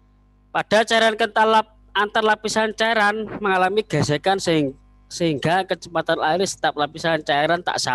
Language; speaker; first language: Indonesian; native; Indonesian